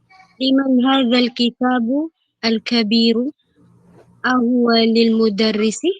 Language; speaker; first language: Arabic; non-native, learner; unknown